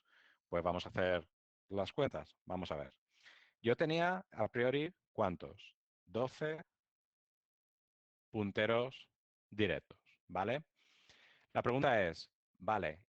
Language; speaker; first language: Spanish; native; Spanish